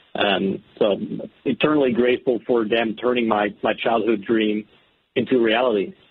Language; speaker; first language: English; non-native, fluent; Dutch